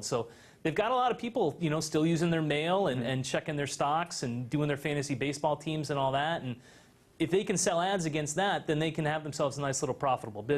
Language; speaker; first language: English; native; English